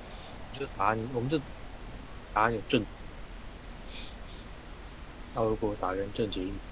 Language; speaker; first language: Chinese; native; Chinese